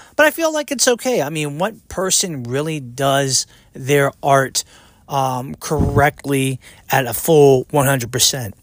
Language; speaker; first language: English; native; English